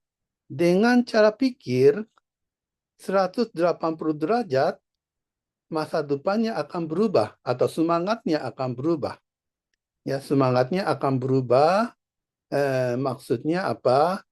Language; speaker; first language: Indonesian; non-native, fluent; Japanese